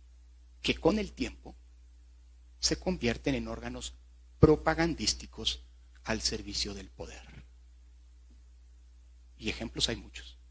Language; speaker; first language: Spanish; native; Spanish